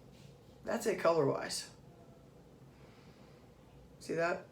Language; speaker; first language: English; native; English